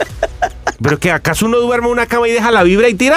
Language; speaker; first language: Spanish; native; Spanish